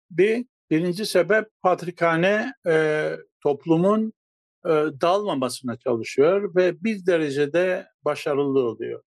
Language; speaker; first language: Turkish; non-native, local second language; Greek